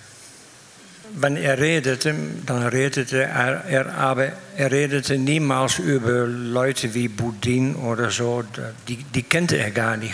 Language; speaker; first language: German; non-native, fluent; Dutch